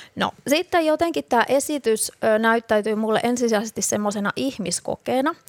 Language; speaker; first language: Finnish; native; Finnish